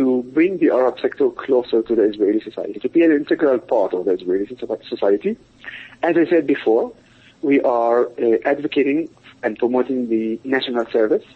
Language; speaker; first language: English; non-native, fluent; Arabic